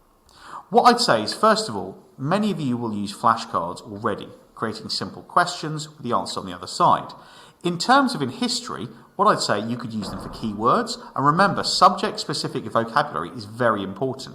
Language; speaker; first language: English; native; English